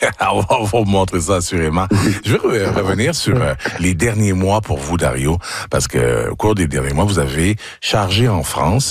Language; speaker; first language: French; native; French